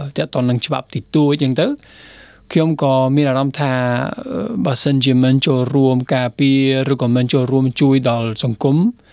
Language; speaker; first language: Khmer; non-native, fluent; Spanish